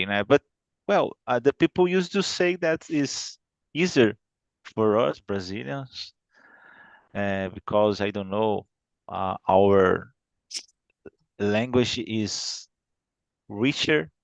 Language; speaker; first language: English; non-native, fluent; Portuguese